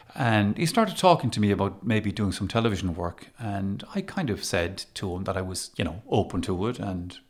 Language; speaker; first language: English; native; English